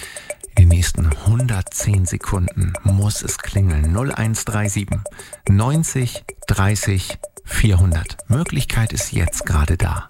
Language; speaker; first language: German; native; German